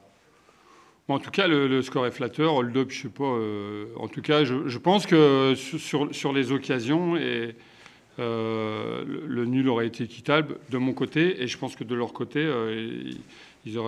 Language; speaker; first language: French; native; French